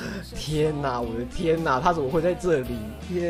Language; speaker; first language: Chinese; native; Chinese